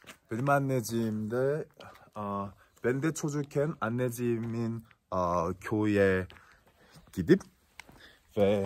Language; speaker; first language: Turkish; non-native, learner; Korean